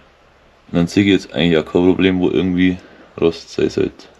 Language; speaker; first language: German; native; German